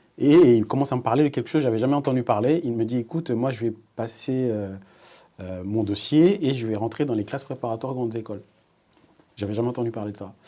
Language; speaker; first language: French; early bilingual, other home language; Wolof